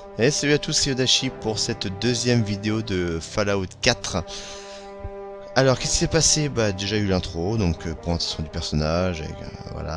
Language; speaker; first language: French; native; French